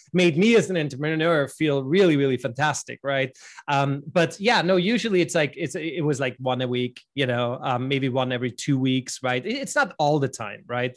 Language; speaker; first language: English; non-native, fluent; German